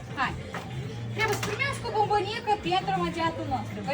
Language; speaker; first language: Romanian; non-native, local second language; Russian